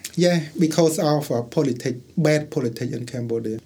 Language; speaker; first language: English; non-native, learner; Khmer